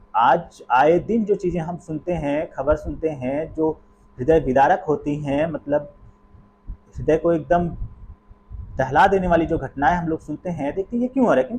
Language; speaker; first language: Hindi; native; Hindi